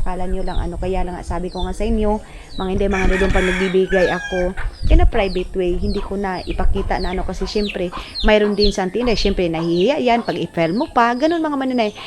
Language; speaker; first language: Filipino; non-native, local second language; Cebuano